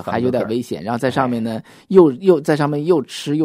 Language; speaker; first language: Chinese; native; Chinese